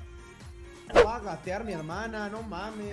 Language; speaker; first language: Spanish; native; Spanish